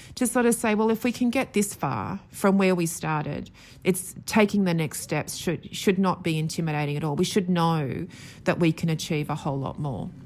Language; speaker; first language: English; native; English